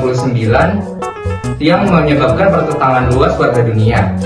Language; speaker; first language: Indonesian; native; Indonesian